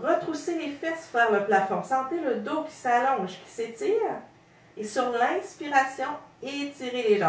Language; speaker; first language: French; native; French